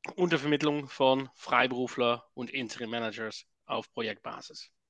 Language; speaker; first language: German; non-native, fluent; Dutch